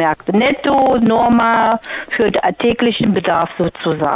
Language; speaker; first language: German; native; German